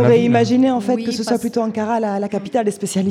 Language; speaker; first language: French; native; French